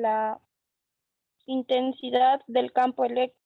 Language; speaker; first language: Spanish; native; Spanish